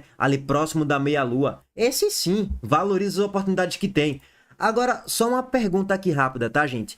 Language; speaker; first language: Portuguese; native; Portuguese